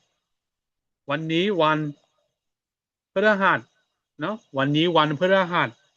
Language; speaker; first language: Thai; non-native, fluent; Burmese